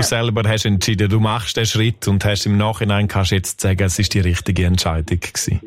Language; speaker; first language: German; native; German